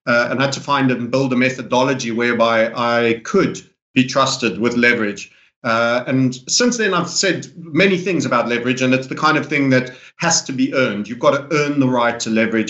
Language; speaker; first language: English; native; English